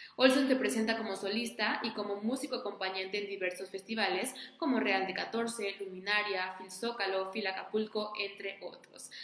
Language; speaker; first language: Spanish; native; Spanish